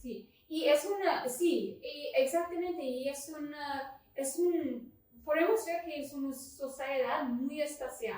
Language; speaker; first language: Spanish; non-native, learner; English